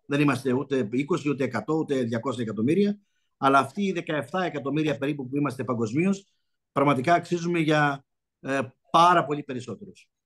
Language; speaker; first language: Greek; early bilingual, heritage; Greek